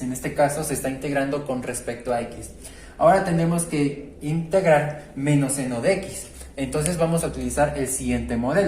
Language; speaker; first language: Spanish; native; Spanish